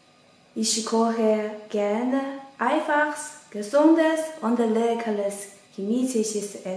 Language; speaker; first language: German; non-native, fluent; Chinese